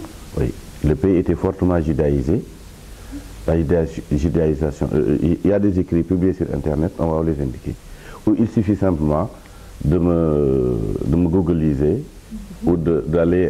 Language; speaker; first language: French; non-native, local second language; Wolof